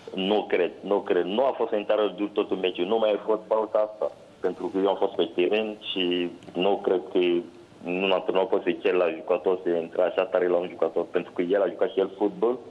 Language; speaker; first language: Romanian; non-native, learner; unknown